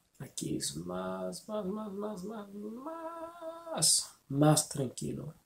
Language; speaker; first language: Spanish; non-native, learner; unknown